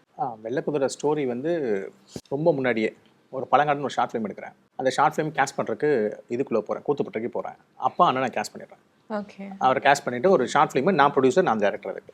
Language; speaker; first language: Tamil; native; Tamil